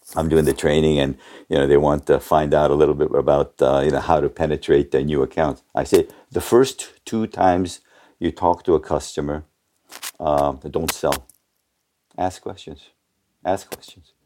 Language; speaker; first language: English; early bilingual, other home language; Japanese